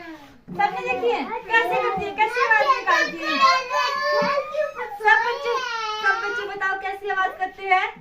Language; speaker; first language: Hindi; native; Hindi